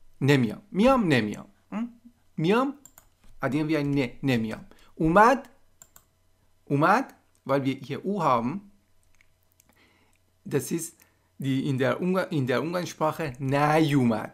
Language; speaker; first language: German; non-native, fluent; Persian